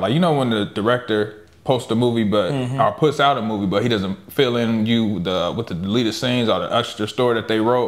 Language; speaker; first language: English; native; English